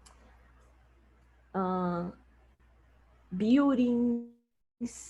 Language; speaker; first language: English; non-native, learner; Portuguese